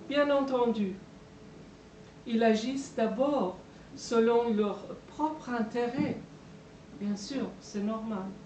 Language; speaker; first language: French; non-native, fluent; Persian